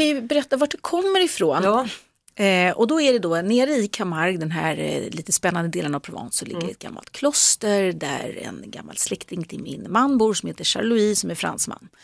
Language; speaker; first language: Swedish; native; Swedish